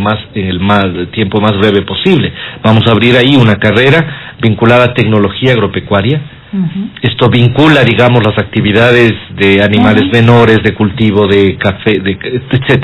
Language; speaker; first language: Spanish; native; Spanish